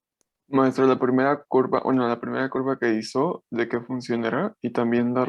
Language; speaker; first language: Spanish; native; Spanish